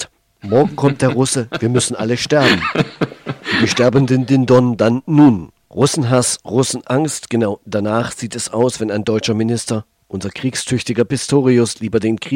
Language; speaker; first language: German; native; German